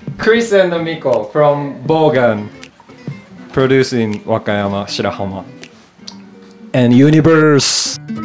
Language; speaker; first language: English; non-native, fluent; Japanese